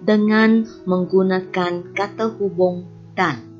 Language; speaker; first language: Malay; non-native, local second language; Chinese